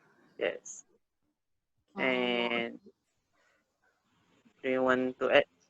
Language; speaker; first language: English; non-native, local second language; Malay